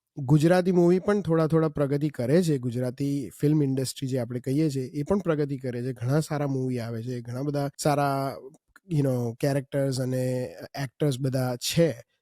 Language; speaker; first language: Gujarati; early bilingual, heritage; Gujarati